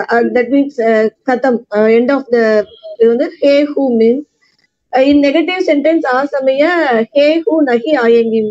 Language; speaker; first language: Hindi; non-native, learner; Tamil